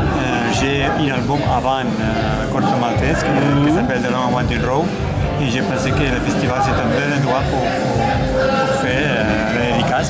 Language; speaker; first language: French; non-native, learner; Catalan